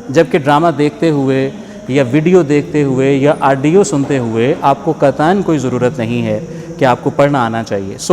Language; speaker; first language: Urdu; non-native, local second language; Punjabi